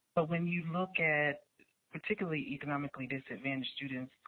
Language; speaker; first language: English; native; English